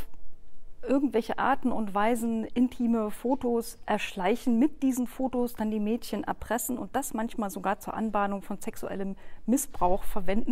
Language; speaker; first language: German; native; German